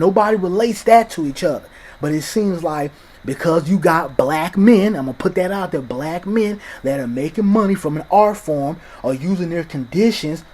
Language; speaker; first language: English; native; English